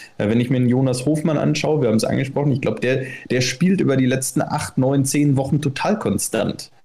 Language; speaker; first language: German; native; German